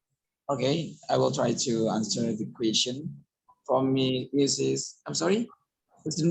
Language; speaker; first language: English; non-native, learner; Indonesian